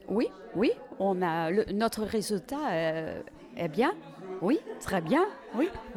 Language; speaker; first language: French; non-native, fluent; Dutch